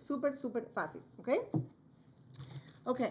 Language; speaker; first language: Spanish; early bilingual, heritage; Spanish